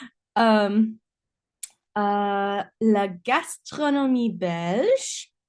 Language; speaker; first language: French; non-native, learner; English